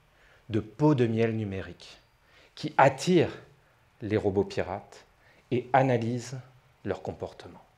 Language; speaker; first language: French; native; French